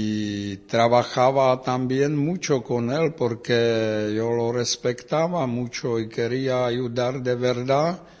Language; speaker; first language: Spanish; non-native, learner; Czech